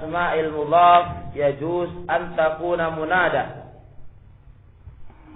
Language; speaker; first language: Arabic; non-native, local second language; Indonesian